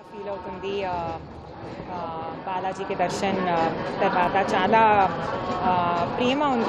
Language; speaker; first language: Telugu; non-native, learner; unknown